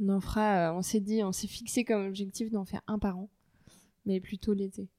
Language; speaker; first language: French; native; French